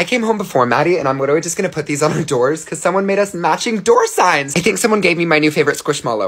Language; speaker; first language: English; native; English